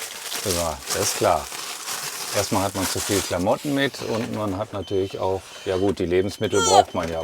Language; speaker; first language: German; native; German